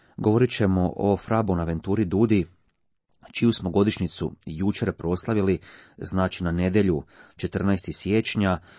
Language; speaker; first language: Croatian; native; Croatian